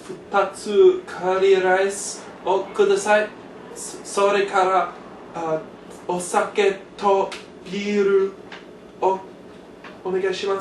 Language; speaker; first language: Japanese; non-native, learner; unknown